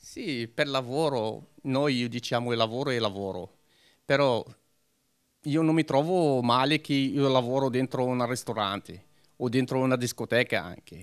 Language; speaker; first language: Italian; non-native, learner; Arabic